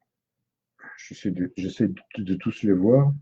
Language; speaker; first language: French; native; French